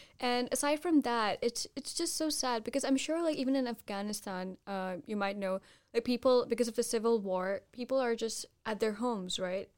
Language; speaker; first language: English; non-native, fluent; Hindi